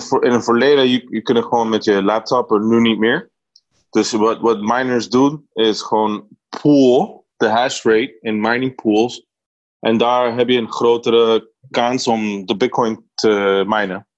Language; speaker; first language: Dutch; non-native, learner; Spanish